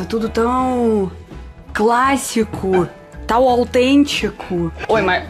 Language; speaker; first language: Portuguese; non-native, fluent; Russian